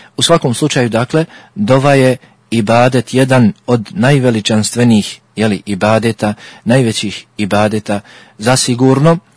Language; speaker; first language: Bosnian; native; Bosnian